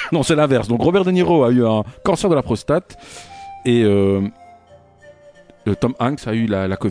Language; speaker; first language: French; native; French